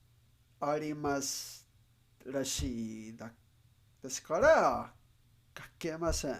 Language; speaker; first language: Japanese; non-native, learner; Spanish